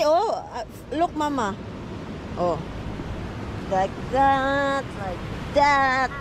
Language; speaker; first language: English; non-native, local second language; Filipino